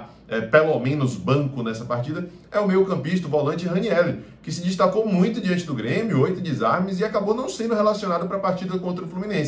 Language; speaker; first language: Portuguese; native; Portuguese